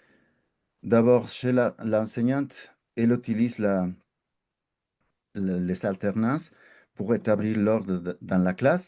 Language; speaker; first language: French; non-native, fluent; Spanish